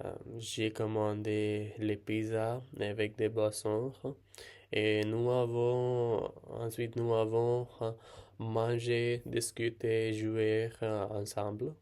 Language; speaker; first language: French; non-native, learner; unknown